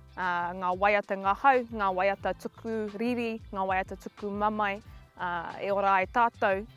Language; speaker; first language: Māori; non-native, local second language; English